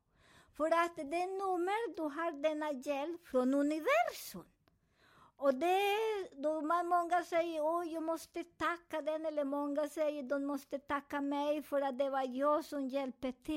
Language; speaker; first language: Swedish; non-native, fluent; Spanish